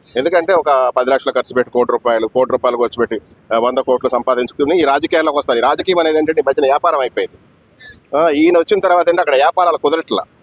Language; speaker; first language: Telugu; native; Telugu